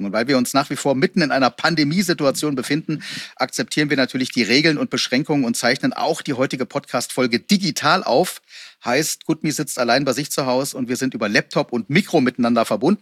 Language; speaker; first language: German; native; German